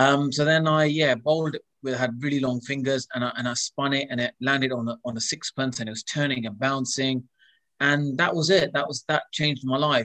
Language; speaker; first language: English; native; English